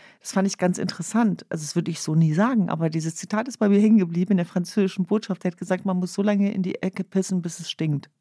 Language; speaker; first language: German; early bilingual, other home language; Kurdish